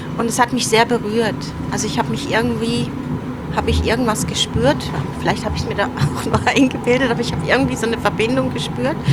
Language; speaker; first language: German; early bilingual, other home language; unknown